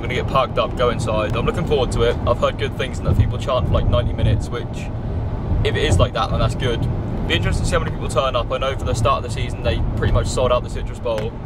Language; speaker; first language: English; native; English